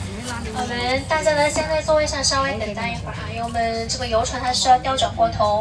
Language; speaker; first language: Chinese; native; Chinese